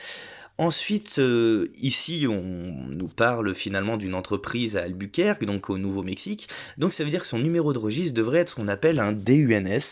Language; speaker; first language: French; native; French